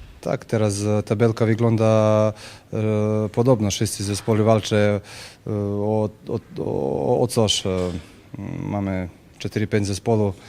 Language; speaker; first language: Polish; non-native, learner; Serbian